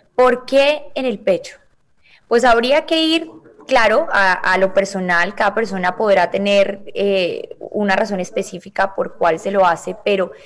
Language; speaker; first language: Spanish; native; Spanish